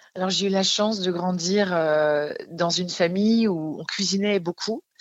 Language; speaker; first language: French; native; French